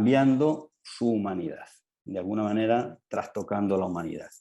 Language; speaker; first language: Spanish; native; Spanish